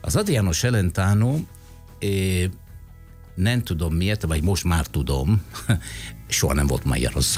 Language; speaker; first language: Hungarian; non-native, fluent; Italian